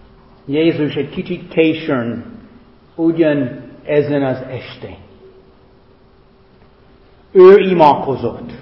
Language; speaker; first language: Hungarian; non-native, fluent; English